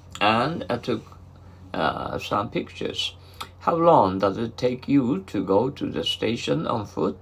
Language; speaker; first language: English; non-native, fluent; Japanese